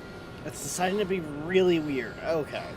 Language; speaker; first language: English; native; English